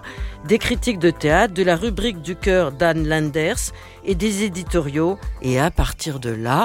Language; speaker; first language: French; native; French